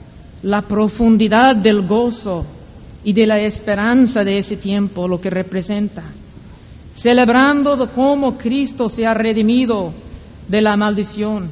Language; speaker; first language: Spanish; non-native, fluent; English